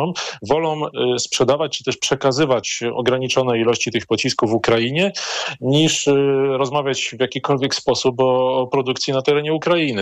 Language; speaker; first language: Polish; native; Polish